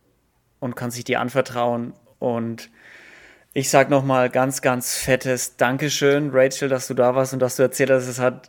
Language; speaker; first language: German; native; German